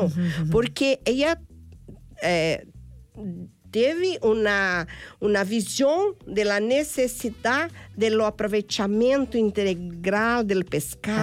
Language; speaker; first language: Spanish; non-native, fluent; Portuguese